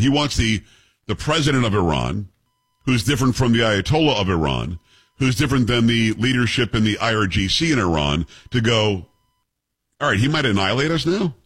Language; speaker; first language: English; native; English